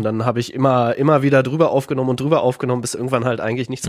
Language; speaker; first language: German; native; German